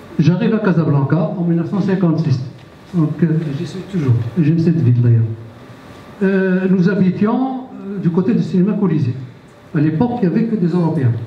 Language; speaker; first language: French; non-native, local second language; Berber languages